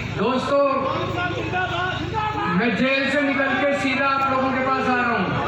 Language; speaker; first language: Hindi; native; Hindi